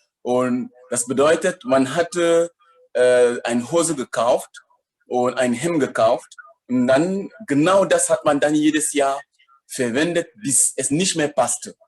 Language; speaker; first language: German; non-native, fluent; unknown